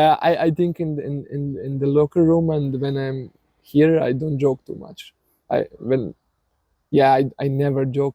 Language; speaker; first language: English; non-native, learner; Serbian